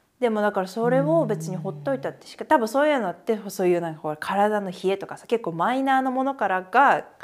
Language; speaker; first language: Japanese; native; Japanese